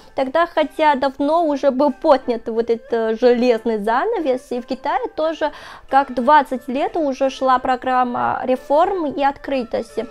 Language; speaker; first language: Russian; non-native, fluent; Chinese